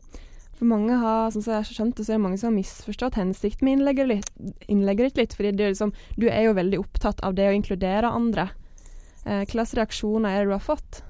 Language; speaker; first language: Norwegian; native; Norwegian